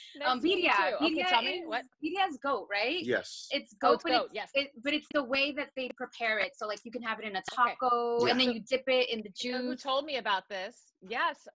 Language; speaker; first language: English; native; English